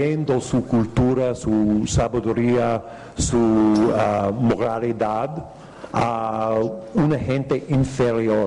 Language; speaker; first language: Spanish; non-native, fluent; English